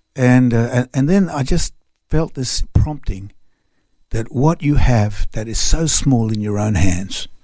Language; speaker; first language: English; non-native, local second language; French